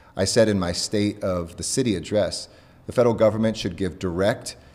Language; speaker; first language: English; native; English